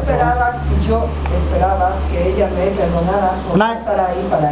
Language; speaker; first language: Spanish; native; Spanish